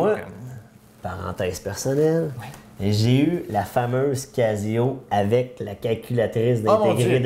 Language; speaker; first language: French; native; French